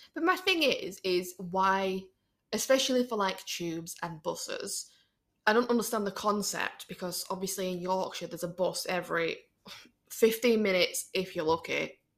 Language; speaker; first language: English; native; English